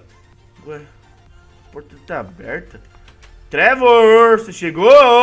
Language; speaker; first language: Portuguese; native; Portuguese